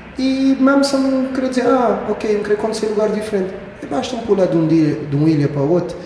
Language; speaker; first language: Portuguese; non-native, local second language; Kabuverdianu